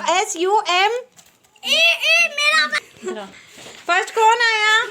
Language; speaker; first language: Urdu; native; Urdu